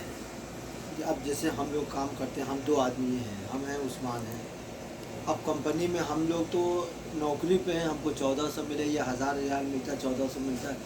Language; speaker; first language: Hindi; native; Hindi